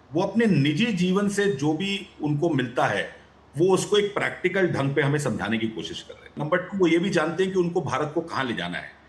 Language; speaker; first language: Hindi; native; Hindi